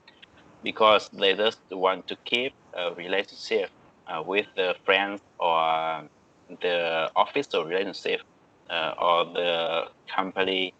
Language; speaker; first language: English; non-native, learner; Vietnamese